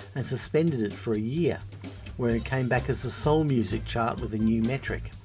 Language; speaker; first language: English; native; English